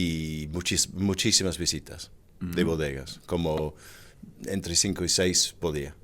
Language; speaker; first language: Spanish; non-native, fluent; English